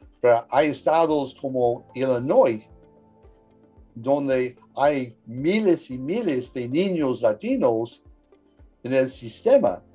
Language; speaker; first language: Spanish; early bilingual, heritage; English